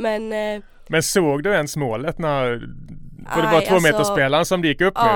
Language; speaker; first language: Swedish; native; Swedish